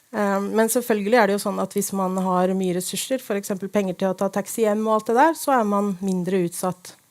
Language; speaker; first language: Norwegian; native; Norwegian